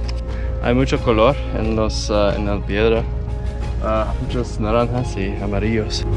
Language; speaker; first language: Spanish; non-native, learner; English